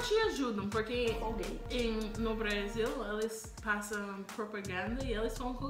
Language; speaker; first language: Portuguese; non-native, fluent; English